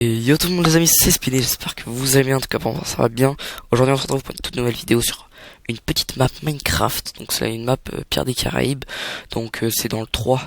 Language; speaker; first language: French; native; French